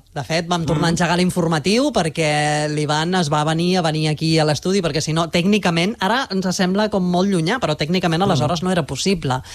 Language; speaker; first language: Catalan; native; Catalan